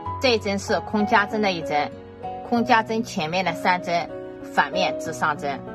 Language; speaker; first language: Chinese; native; Chinese